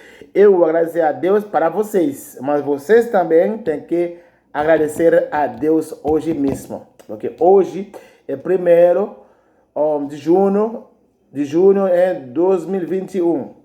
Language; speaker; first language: Portuguese; non-native, learner; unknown